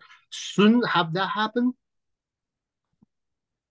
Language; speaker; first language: English; non-native, learner; Chinese